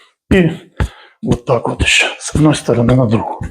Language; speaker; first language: Russian; native; Russian